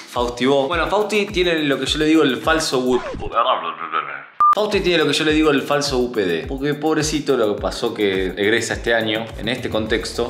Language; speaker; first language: Spanish; native; Spanish